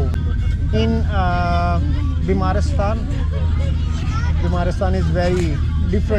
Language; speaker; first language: English; non-native, learner; Urdu